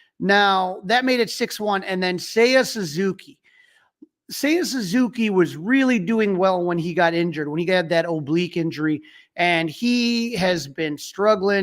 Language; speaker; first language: English; native; English